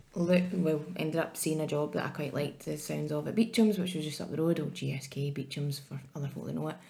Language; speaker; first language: English; native; English